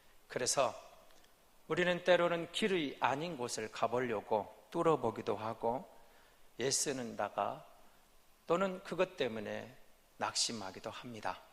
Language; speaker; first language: Korean; native; Korean